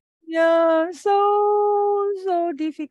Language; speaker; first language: English; non-native, local second language; Filipino